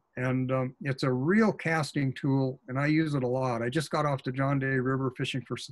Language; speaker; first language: English; native; English